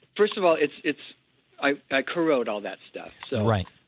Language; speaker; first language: English; native; English